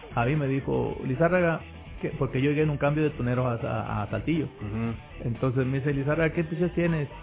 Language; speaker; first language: Spanish; native; Spanish